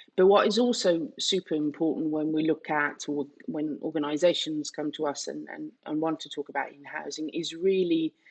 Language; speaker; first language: English; non-native, fluent; Danish